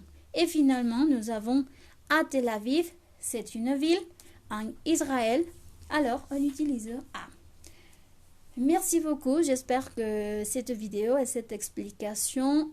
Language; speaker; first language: French; non-native, fluent; Spanish